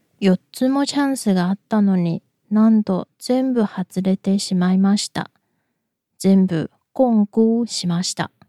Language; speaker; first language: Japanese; non-native, fluent; Chinese